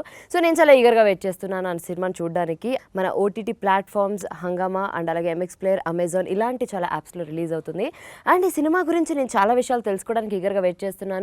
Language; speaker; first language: Telugu; native; Telugu